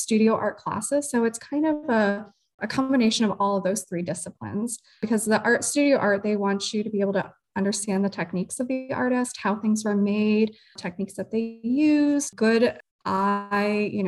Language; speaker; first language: English; native; English